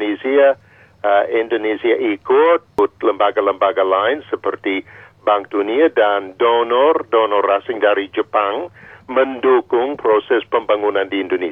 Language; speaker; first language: Indonesian; non-native, fluent; English